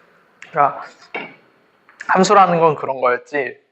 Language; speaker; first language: Korean; native; Korean